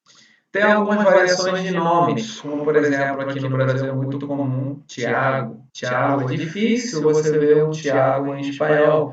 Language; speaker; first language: Portuguese; non-native, fluent; Spanish